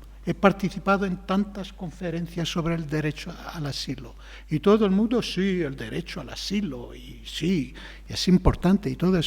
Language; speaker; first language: Spanish; non-native, fluent; Greek